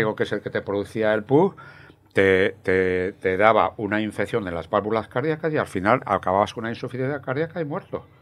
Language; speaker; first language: Spanish; native; Spanish